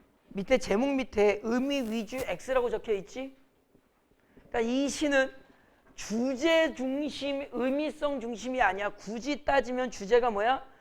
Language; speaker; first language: Korean; native; Korean